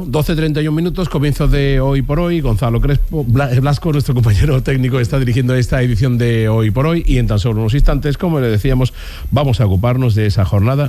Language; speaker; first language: Spanish; native; Spanish